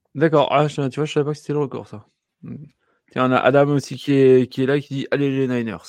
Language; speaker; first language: French; native; French